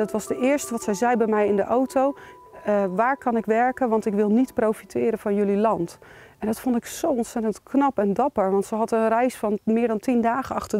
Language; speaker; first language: Dutch; native; Dutch